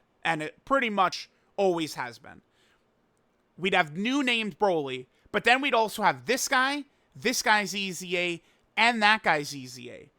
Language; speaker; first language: English; native; English